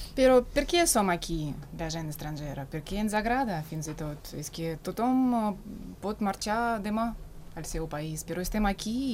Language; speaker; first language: Catalan; non-native, fluent; Russian